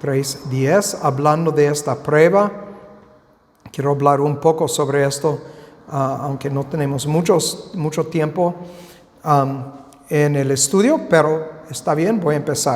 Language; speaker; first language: Spanish; non-native, fluent; English